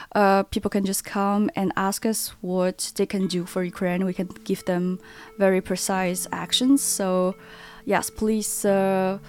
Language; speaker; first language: English; non-native, learner; Chinese